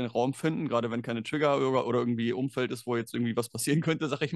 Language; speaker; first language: German; native; German